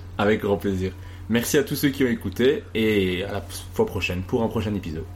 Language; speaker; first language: French; native; French